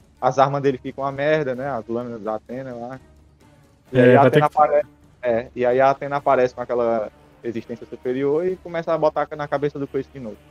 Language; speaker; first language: Portuguese; native; Portuguese